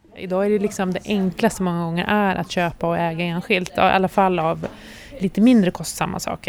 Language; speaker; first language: Swedish; native; Swedish